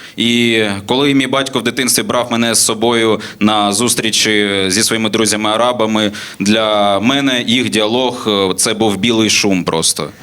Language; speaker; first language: Ukrainian; non-native, local second language; Russian